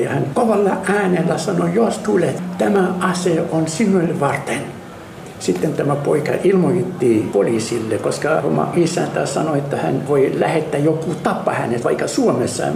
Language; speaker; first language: Finnish; non-native, fluent; Arabic